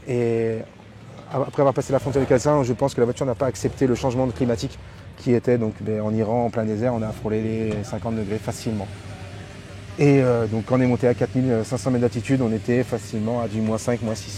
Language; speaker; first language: French; native; French